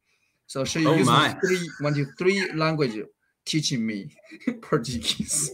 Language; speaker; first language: English; non-native, learner; Chinese